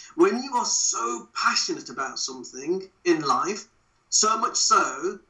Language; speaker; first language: English; native; English